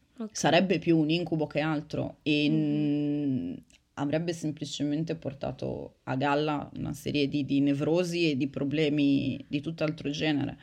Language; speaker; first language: Italian; native; Italian